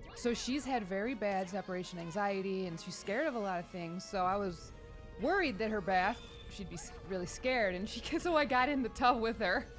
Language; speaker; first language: English; native; English